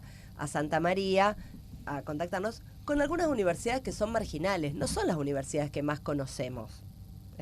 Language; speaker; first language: Spanish; native; Spanish